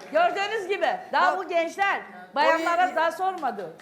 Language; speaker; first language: Turkish; native; Turkish